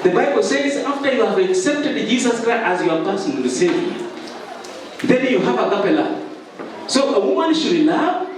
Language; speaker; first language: English; non-native, local second language; Swahili